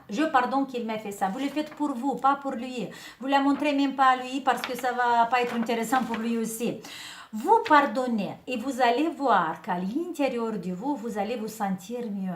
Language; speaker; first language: French; non-native, fluent; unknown